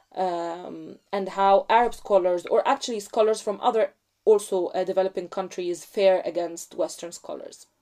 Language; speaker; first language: English; non-native, fluent; Arabic